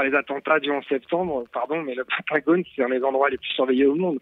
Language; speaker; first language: French; native; French